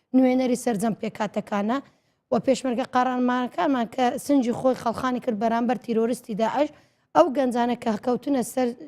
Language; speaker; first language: Central Kurdish; non-native, local second language; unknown